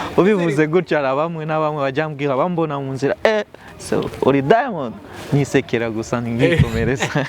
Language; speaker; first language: Kinyarwanda; early bilingual, heritage; Kinyarwanda